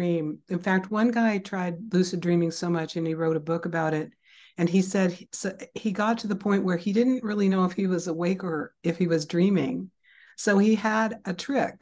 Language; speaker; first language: English; native; English